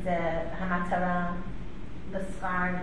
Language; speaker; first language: Hebrew; non-native, learner; English